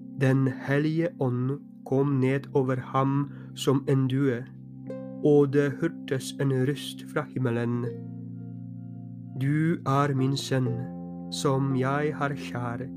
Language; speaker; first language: Norwegian; non-native, fluent; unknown